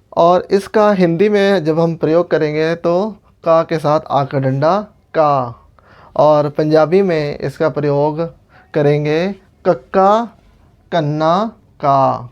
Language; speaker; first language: Hindi; non-native, local second language; Punjabi